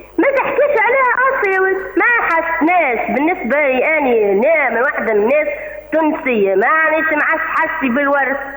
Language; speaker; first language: Arabic; native; Arabic